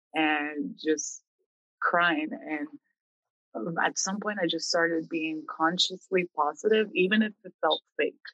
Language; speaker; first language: English; early bilingual, other home language; Spanish